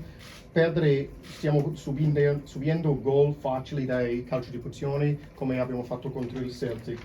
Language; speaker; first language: Italian; non-native, fluent; English